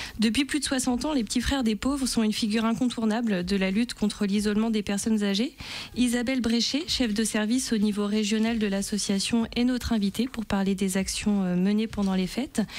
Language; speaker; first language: French; native; French